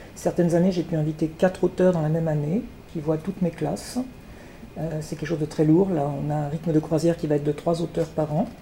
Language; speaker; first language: French; native; French